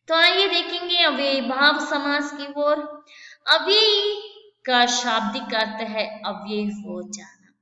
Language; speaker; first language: Hindi; non-native, local second language; Kannada